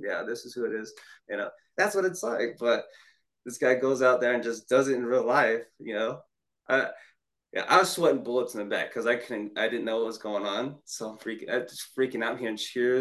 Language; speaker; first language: English; native; English